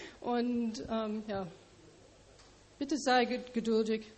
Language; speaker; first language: German; non-native, learner; English